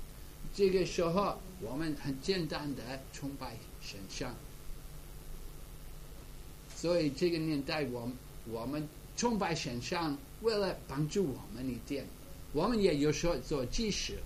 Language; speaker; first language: Chinese; non-native, fluent; English